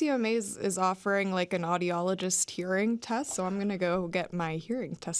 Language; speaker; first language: English; native; English